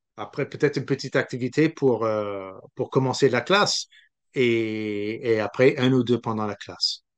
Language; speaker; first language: French; non-native, local second language; English